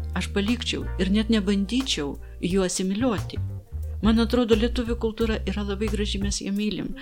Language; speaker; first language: Lithuanian; non-native, local second language; Polish